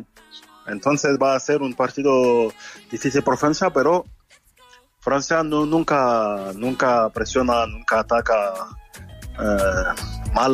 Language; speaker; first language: Spanish; non-native, fluent; French